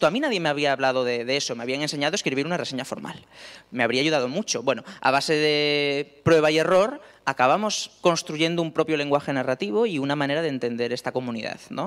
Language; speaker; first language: Spanish; native; Spanish